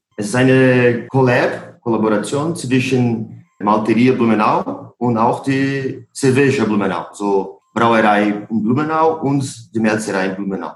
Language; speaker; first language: German; non-native, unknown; Portuguese